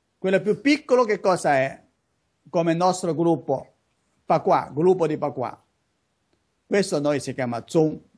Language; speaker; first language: Italian; non-native, learner; Chinese